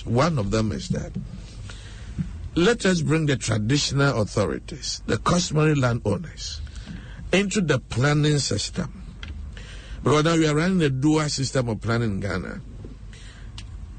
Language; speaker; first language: English; non-native, local second language; Akan